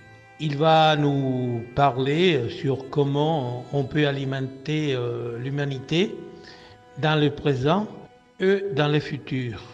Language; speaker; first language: French; non-native, fluent; Spanish